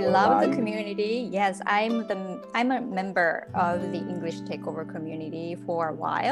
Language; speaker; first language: English; non-native, fluent; Japanese